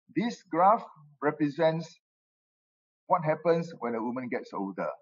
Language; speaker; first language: English; non-native, local second language; Min Nan Chinese